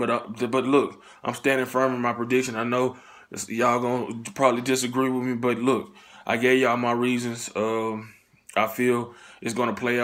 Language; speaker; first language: English; native; English